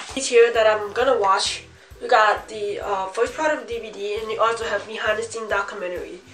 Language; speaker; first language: English; early bilingual, other home language; Chinese